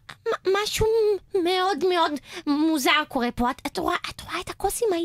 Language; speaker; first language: Hebrew; native; Hebrew